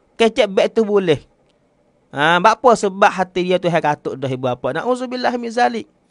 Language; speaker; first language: Malay; native; Malay